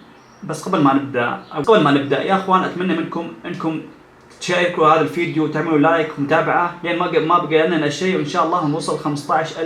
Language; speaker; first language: Arabic; native; Arabic